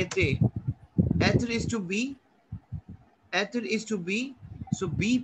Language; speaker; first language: French; non-native, learner; Hindi